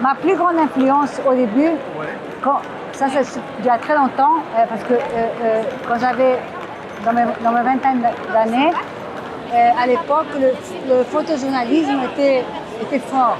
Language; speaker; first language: French; non-native, fluent; Portuguese